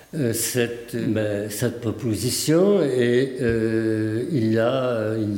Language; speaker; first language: French; native; French